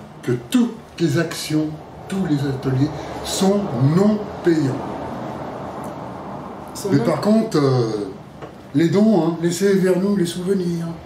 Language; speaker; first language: French; native; French